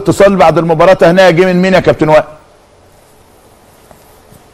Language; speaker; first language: Arabic; native; Arabic